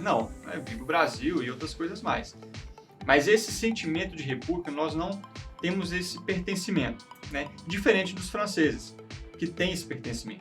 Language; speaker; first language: Portuguese; native; Portuguese